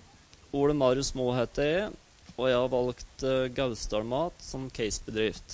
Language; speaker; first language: Norwegian; native; Norwegian